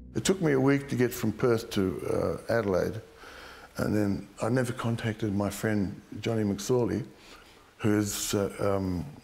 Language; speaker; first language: English; native; English